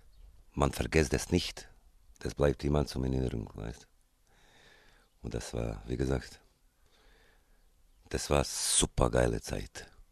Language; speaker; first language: German; non-native, fluent; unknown